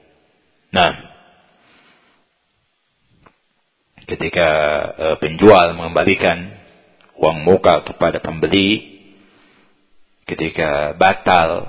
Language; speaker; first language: Indonesian; native; Indonesian